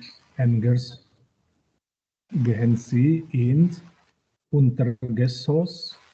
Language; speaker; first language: German; non-native, learner; Indonesian